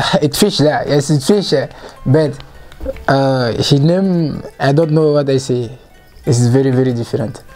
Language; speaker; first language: English; non-native, learner; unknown